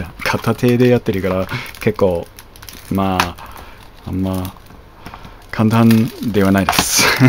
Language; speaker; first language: Japanese; non-native, fluent; English